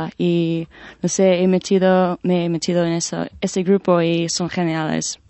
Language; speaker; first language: Spanish; non-native, fluent; English